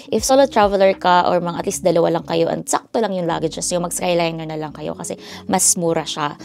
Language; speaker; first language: Filipino; native; Filipino